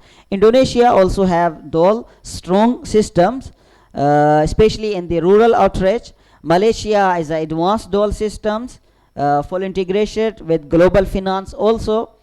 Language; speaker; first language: English; non-native, learner; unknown